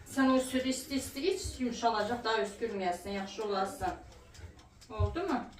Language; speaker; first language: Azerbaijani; early bilingual, heritage; Azerbaijani